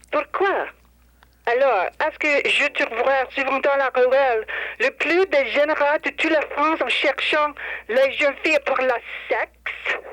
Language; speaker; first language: French; non-native, learner; English